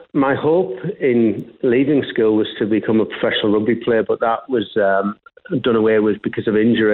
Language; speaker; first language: English; native; English